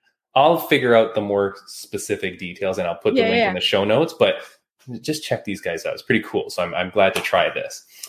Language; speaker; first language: English; native; English